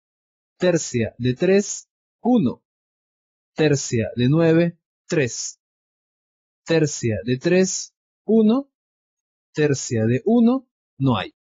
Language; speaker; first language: Spanish; native; Spanish